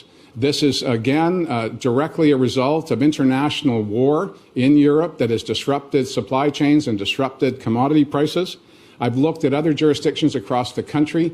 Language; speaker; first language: English; native; English